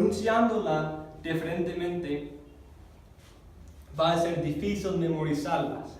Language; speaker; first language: Spanish; non-native, fluent; English